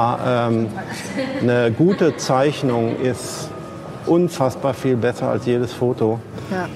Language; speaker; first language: German; native; German